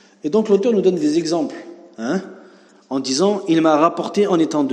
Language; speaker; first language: French; native; French